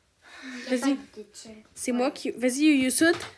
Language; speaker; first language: French; native; French